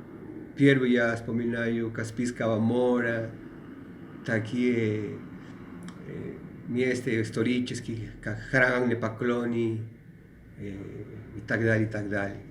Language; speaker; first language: Russian; non-native, learner; Spanish